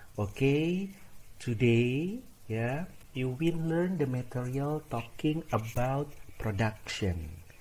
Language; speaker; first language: English; non-native, fluent; Indonesian